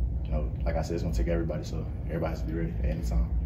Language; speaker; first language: English; native; English